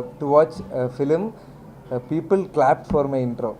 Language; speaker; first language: Telugu; non-native, learner; Malayalam